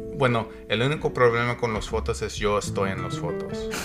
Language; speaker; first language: Spanish; non-native, learner; English